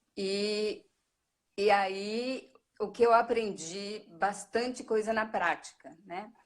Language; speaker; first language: Portuguese; early bilingual, other home language; Japanese